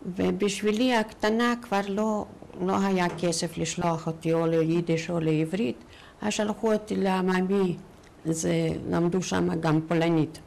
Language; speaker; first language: Hebrew; non-native, fluent; Yiddish